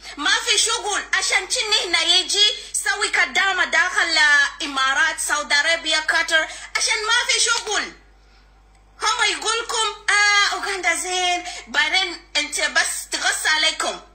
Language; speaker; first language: Arabic; non-native, learner; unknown